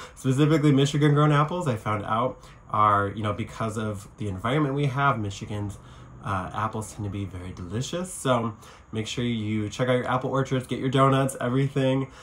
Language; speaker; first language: English; native; English